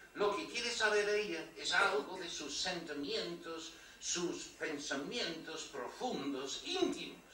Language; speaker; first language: Spanish; non-native, fluent; English